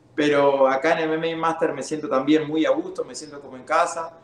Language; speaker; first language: Spanish; native; Spanish